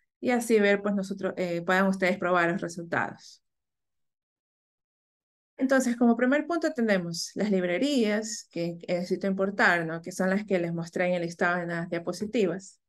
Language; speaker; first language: Spanish; native; Spanish